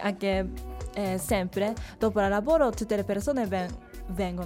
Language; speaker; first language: Italian; non-native, learner; Japanese